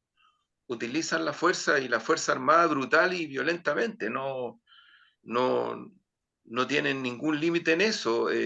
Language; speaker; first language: Spanish; native; Spanish